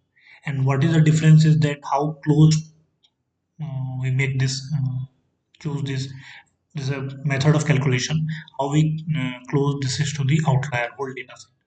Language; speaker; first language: English; non-native, fluent; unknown